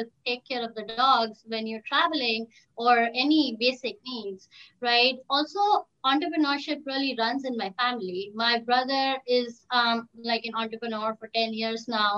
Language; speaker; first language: English; non-native, local second language; Hindi